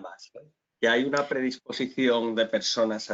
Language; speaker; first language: Spanish; native; Spanish